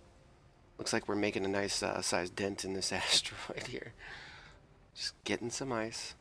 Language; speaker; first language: English; native; English